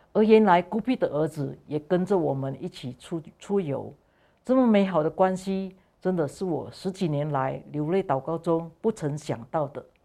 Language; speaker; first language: Chinese; non-native, fluent; Indonesian